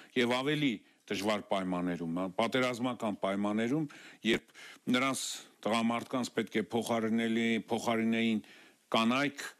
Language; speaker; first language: Armenian; native; Armenian